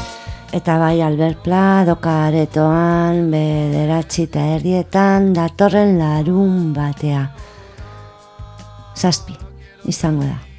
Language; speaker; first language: Basque; non-native, local second language; Spanish